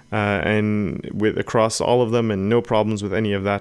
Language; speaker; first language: English; native; English